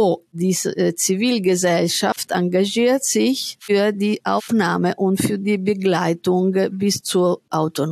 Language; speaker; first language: German; non-native, fluent; Italian